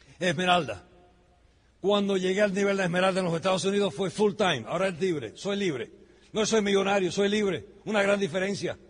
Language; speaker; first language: Spanish; early bilingual, heritage; Spanish